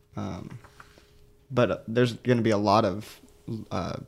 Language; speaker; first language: English; native; English